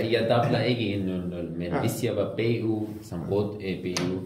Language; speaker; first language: Danish; non-native, learner; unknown